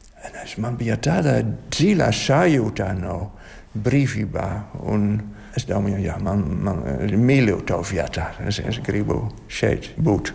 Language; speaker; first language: Latvian; non-native, learner; Dutch